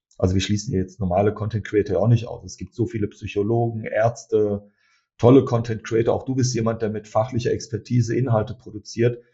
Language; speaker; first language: German; early bilingual, other home language; Turkish